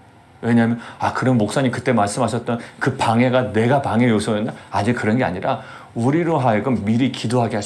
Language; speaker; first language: Korean; native; Korean